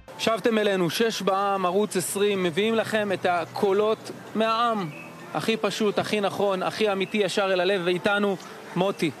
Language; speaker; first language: Hebrew; native; Hebrew